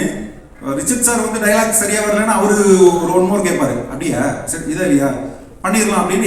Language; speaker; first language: Tamil; native; Tamil